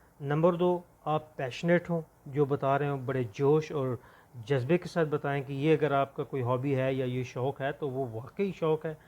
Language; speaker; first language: Urdu; non-native, local second language; Punjabi